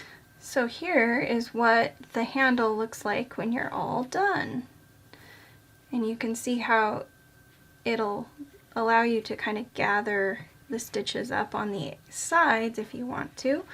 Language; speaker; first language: English; native; English